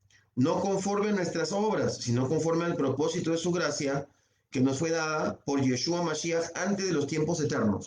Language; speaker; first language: Spanish; native; Spanish